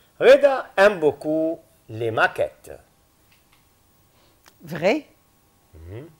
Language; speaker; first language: French; non-native, fluent; Arabic